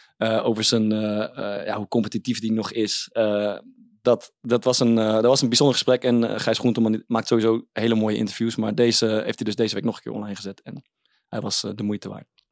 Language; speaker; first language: Dutch; native; Dutch